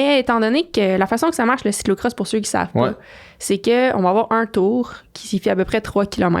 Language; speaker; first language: French; native; French